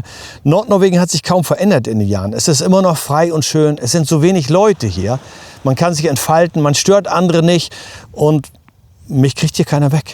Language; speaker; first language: German; native; German